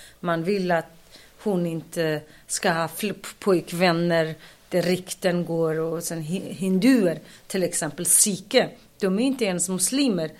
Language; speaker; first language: Swedish; non-native, fluent; Kurdish